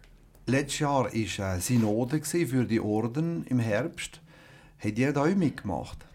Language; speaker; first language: German; native; German